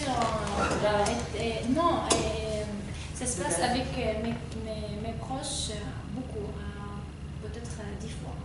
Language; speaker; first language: French; non-native, learner; Arabic